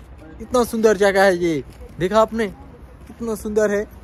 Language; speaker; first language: Hindi; non-native, learner; Bangla